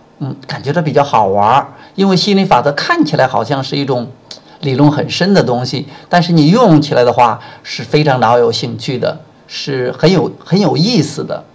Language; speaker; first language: Chinese; native; Chinese